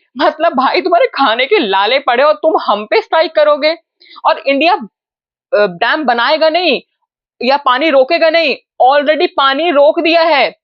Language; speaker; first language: Hindi; native; Hindi